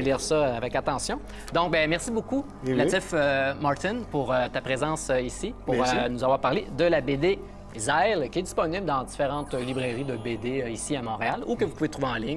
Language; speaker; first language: French; native; French